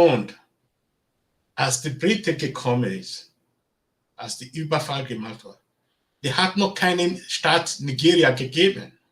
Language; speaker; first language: German; non-native, learner; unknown